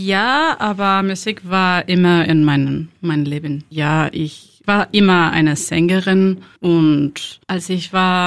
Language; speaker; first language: German; non-native, learner; Spanish